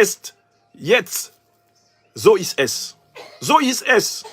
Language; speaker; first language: German; non-native, learner; French